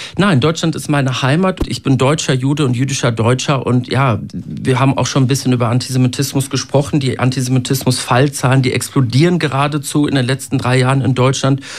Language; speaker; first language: German; native; German